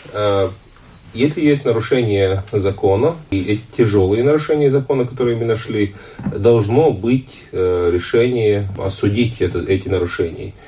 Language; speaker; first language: Russian; non-native, local second language; Latvian